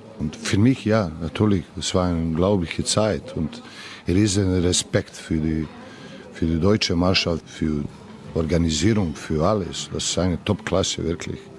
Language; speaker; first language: German; non-native, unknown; Serbian